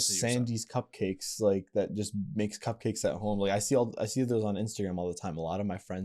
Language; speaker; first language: English; native; English